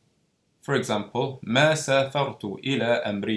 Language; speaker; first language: Arabic; non-native, fluent; English